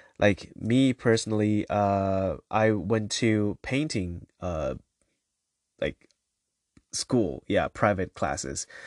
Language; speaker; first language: English; non-native, fluent; Chinese